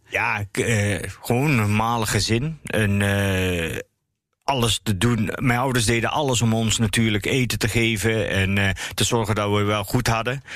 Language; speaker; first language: Dutch; early bilingual, other home language; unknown